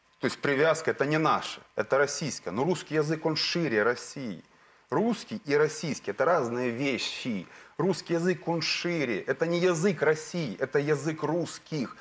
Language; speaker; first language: Russian; native; Russian